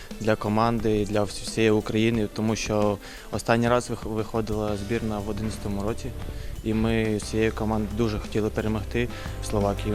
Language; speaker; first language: Ukrainian; non-native, local second language; Russian